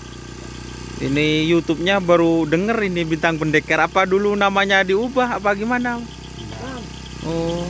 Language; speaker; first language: Indonesian; non-native, local second language; Madurese